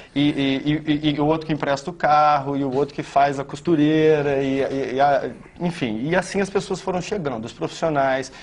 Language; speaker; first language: Portuguese; native; Portuguese